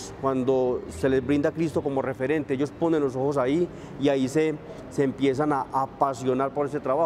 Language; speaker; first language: Spanish; native; Spanish